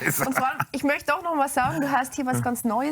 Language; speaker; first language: German; native; German